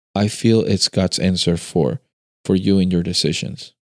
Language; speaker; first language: English; non-native, fluent; Spanish